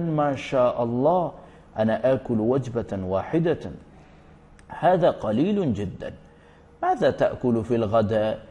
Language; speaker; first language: Arabic; non-native, fluent; Urdu